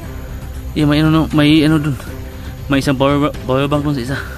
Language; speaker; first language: Filipino; non-native, local second language; Cebuano